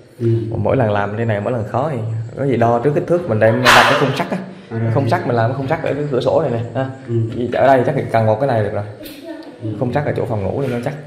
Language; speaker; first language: Vietnamese; native; Vietnamese